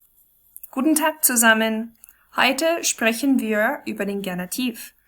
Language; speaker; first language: German; non-native, fluent; English